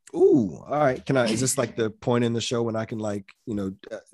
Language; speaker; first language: English; native; English